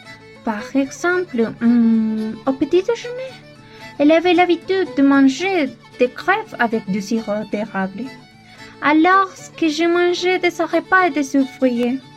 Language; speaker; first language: French; non-native, learner; Spanish